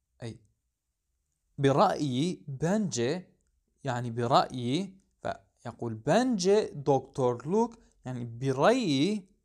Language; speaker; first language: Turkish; non-native, fluent; Arabic